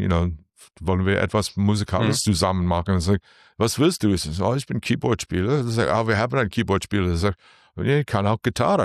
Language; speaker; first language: German; non-native, learner; English